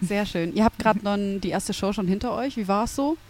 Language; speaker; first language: German; native; German